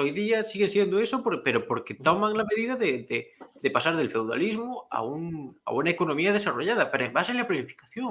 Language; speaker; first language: Spanish; native; Spanish